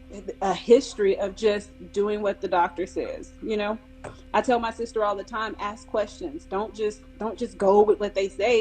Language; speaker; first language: English; native; English